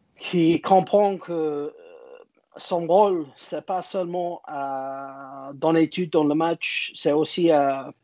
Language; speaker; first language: French; non-native, learner; English